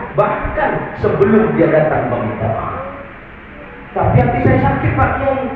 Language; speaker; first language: Indonesian; non-native, local second language; Madurese